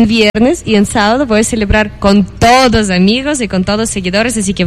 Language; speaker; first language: Spanish; non-native, fluent; Ukrainian